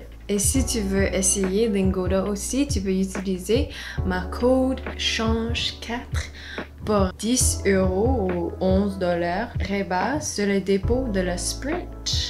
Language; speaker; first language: French; non-native, learner; English